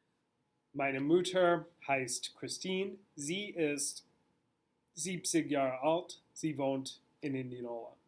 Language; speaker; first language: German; non-native, fluent; English